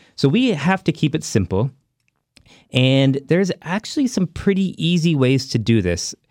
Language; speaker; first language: English; early bilingual, other home language; Hindi